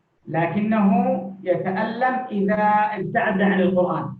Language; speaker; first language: Arabic; native; Arabic